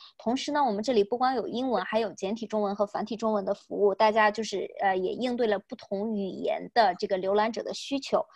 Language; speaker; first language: Chinese; native; Chinese